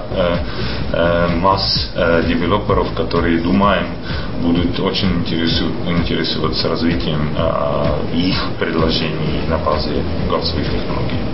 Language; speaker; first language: Russian; non-native, fluent; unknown